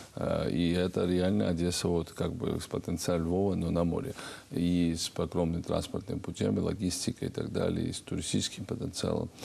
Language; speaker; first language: Russian; non-native, local second language; Georgian